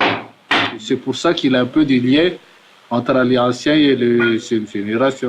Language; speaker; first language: French; non-native, local second language; Malagasy